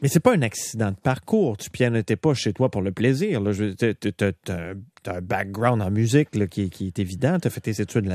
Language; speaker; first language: French; native; French